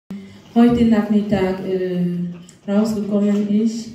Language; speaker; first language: German; non-native, learner; French